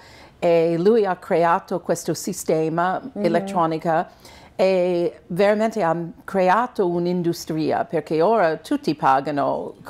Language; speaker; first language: Italian; non-native, fluent; English